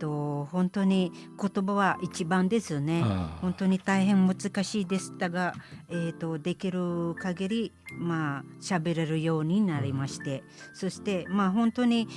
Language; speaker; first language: Japanese; non-native, fluent; Filipino